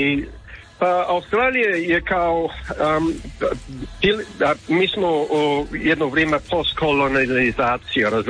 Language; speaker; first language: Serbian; early bilingual, heritage; English